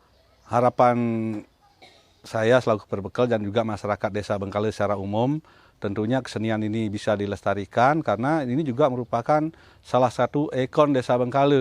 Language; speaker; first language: Indonesian; non-native, local second language; Balinese